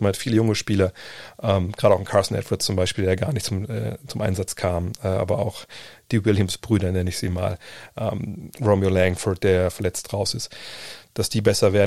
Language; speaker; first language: German; native; German